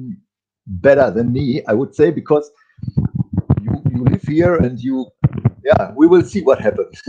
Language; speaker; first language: English; non-native, fluent; German